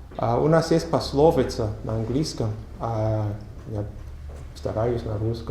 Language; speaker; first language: Russian; non-native, learner; English